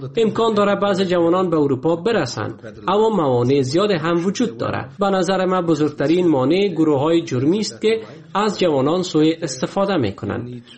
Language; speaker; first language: Persian; native; Persian